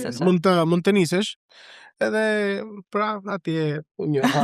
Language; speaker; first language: Albanian; non-native, learner; Spanish